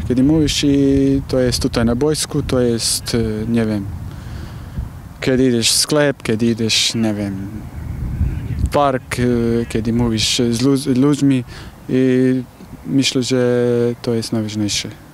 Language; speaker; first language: Polish; non-native, learner; Slovenian